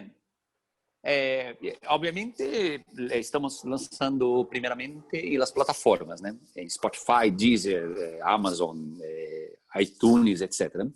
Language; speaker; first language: Spanish; non-native, fluent; Portuguese